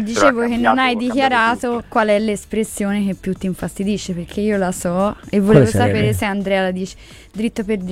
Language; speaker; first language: Italian; native; Italian